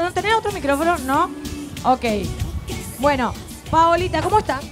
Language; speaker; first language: Spanish; native; Spanish